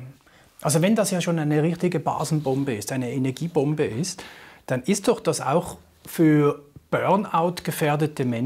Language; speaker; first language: German; native; German